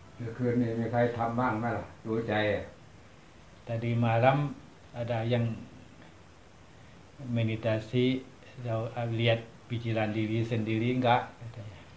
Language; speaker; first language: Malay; non-native, learner; Thai